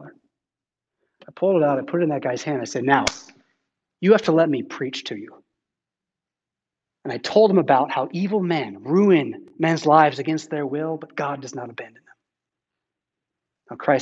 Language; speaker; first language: English; native; English